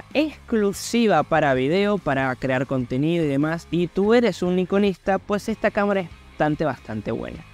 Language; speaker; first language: Spanish; native; Spanish